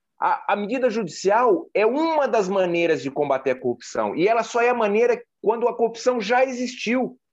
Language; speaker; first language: Portuguese; native; Portuguese